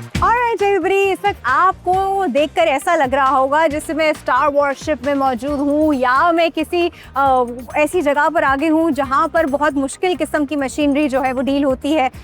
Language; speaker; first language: Urdu; native; Urdu